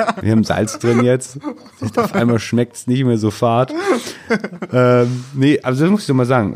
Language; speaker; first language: German; native; German